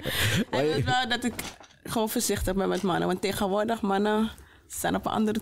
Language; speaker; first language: Dutch; native; Dutch